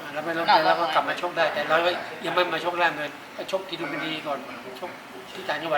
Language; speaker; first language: Thai; native; Thai